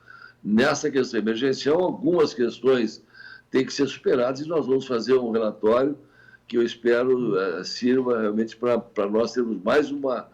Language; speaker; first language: Portuguese; native; Portuguese